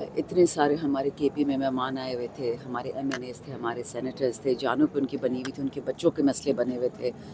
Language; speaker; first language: Urdu; non-native, local second language; Pashto